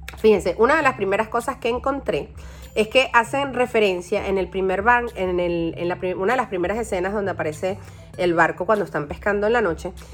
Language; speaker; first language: Spanish; native; Spanish